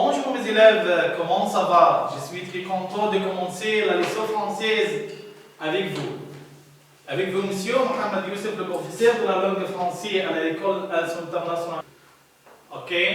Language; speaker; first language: French; non-native, learner; Arabic